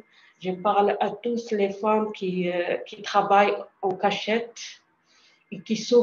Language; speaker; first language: French; non-native, learner; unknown